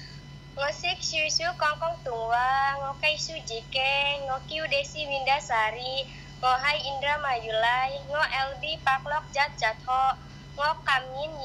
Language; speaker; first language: Chinese; non-native, learner; Indonesian